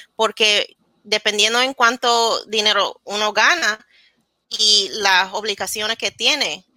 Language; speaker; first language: Spanish; early bilingual, heritage; Spanish